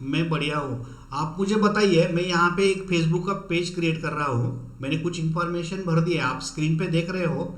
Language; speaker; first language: Hindi; non-native, local second language; Marathi